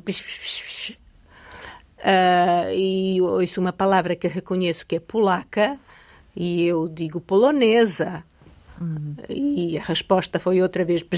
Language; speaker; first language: Portuguese; early bilingual, other home language; Polish